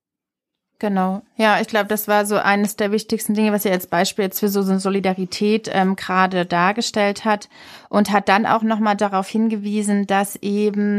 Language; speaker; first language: German; native; German